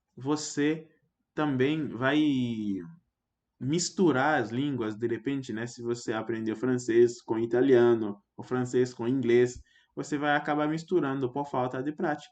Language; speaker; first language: Portuguese; non-native, fluent; French